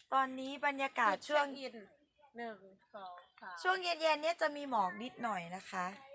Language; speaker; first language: Thai; non-native, local second language; Northeastern Thai